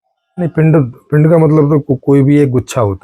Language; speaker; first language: Hindi; native; Hindi